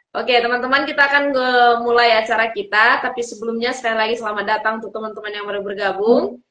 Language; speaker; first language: Indonesian; native; Indonesian